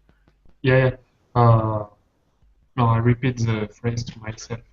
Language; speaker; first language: English; non-native, learner; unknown